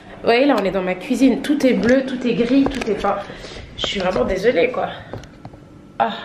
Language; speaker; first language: French; native; French